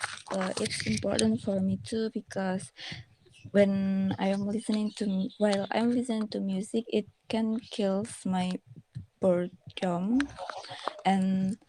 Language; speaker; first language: English; non-native, learner; Indonesian